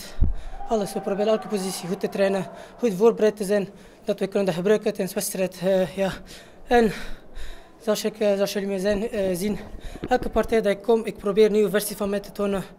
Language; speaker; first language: Dutch; non-native, learner; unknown